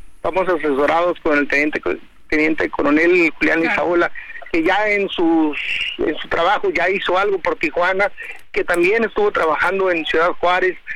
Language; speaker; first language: Spanish; native; Spanish